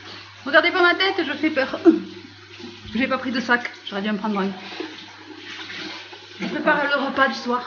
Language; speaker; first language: French; native; French